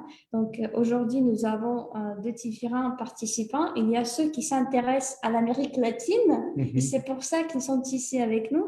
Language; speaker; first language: French; non-native, fluent; Russian